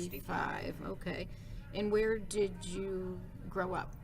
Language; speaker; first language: English; native; English